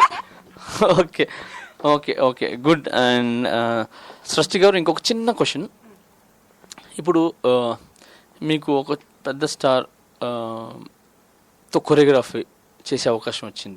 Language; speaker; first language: Telugu; native; Telugu